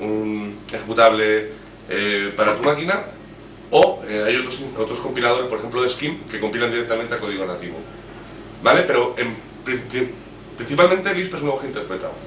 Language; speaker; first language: Spanish; native; Spanish